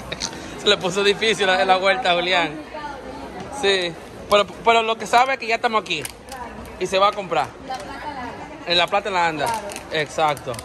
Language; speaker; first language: Spanish; native; Spanish